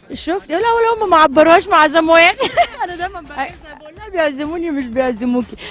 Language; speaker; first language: Arabic; native; Arabic